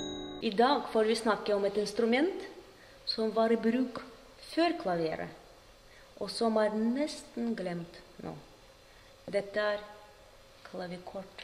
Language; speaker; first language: Norwegian; non-native, fluent; Russian